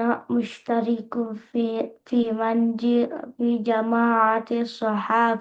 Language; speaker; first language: Arabic; non-native, learner; Indonesian